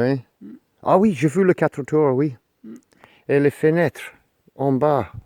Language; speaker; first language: French; non-native, learner; English